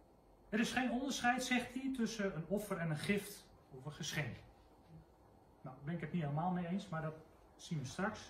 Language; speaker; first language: Dutch; native; Dutch